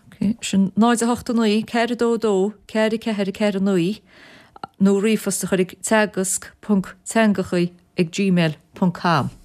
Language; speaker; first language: Irish; native; Irish